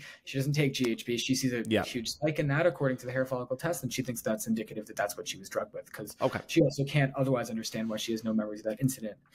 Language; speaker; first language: English; native; English